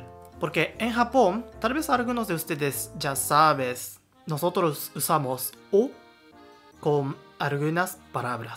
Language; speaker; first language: Spanish; non-native, learner; Japanese